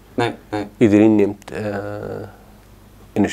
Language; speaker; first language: Dutch; non-native, learner; Arabic